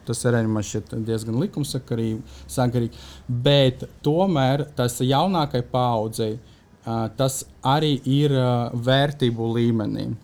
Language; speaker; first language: Latvian; non-native, local second language; Russian